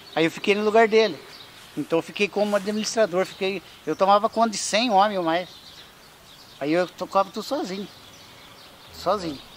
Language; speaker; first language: Portuguese; native; Portuguese